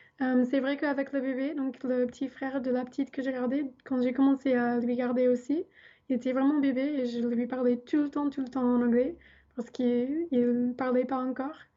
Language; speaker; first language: French; non-native, fluent; English